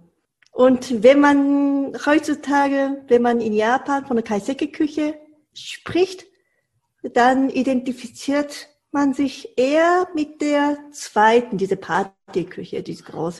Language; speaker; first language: German; non-native, fluent; Japanese